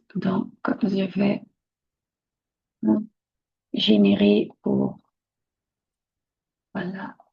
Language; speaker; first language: French; non-native, local second language; Dutch